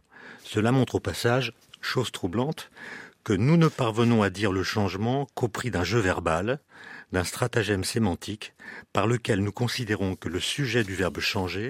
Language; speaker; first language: French; native; French